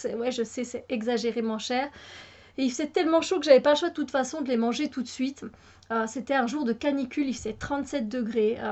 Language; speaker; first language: French; native; French